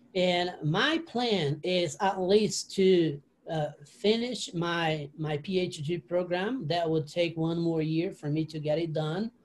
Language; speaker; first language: English; non-native, learner; Portuguese